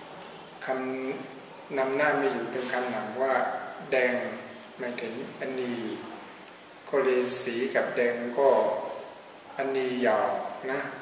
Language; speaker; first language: Thai; non-native, fluent; Burmese